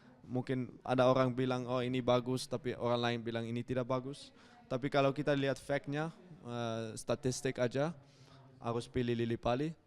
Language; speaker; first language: Indonesian; non-native, fluent; Dutch